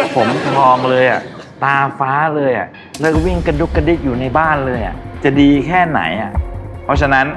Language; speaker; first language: Thai; native; Thai